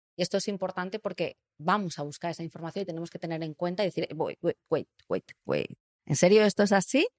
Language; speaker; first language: Spanish; native; Spanish